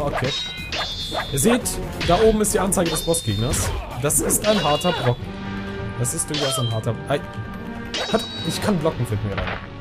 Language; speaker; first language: German; native; German